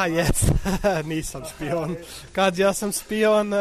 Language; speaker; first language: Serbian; non-native, learner; Dutch